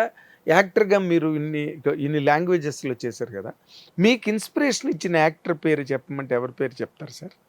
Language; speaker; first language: Telugu; native; Telugu